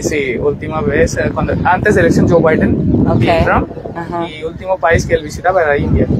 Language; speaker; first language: Spanish; non-native, learner; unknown